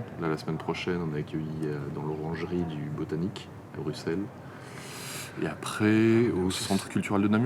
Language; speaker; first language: French; native; French